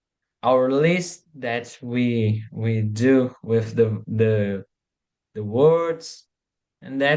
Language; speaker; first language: English; non-native, learner; Portuguese